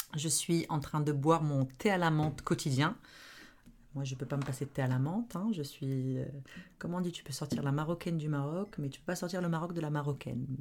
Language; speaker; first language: French; non-native, local second language; Arabic